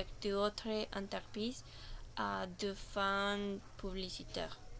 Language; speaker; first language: French; non-native, learner; Spanish